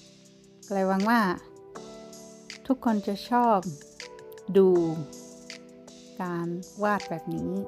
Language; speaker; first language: Thai; non-native, fluent; English